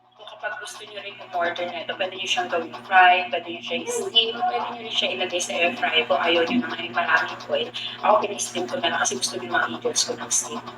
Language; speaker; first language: Filipino; native; Filipino